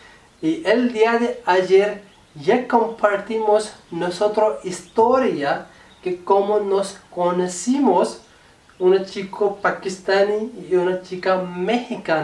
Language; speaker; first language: Spanish; non-native, learner; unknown